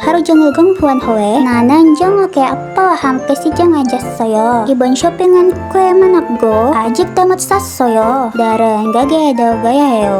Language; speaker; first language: Korean; non-native, learner; Indonesian